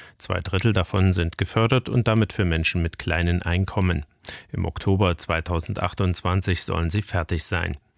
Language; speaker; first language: German; native; German